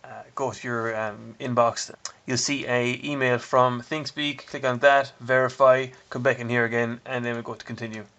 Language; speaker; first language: English; native; English